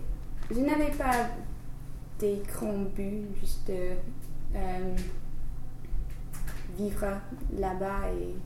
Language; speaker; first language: French; non-native, learner; English